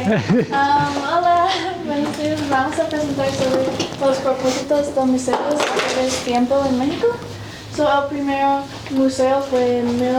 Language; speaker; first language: Spanish; non-native, learner; English